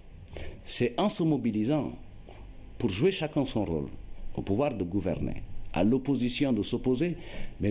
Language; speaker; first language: French; non-native, local second language; Wolof